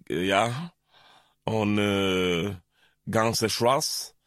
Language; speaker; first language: German; non-native, learner; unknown